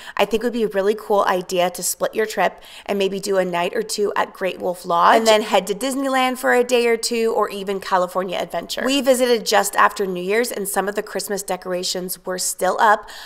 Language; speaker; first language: English; native; English